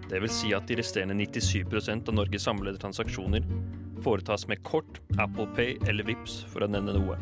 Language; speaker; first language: Norwegian; native; Norwegian